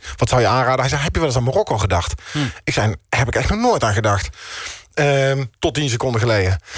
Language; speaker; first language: Dutch; native; Dutch